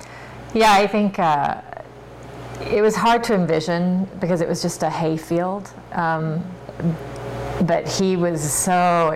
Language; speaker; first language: English; native; English